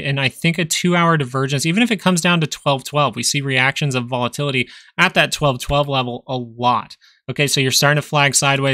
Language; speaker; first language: English; native; English